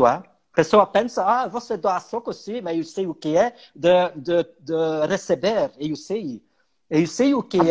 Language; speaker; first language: Portuguese; non-native, learner; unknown